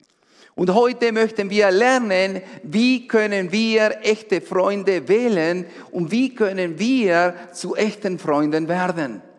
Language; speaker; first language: German; non-native, fluent; Spanish